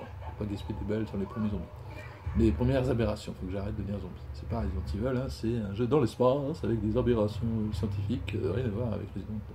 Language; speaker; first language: French; native; French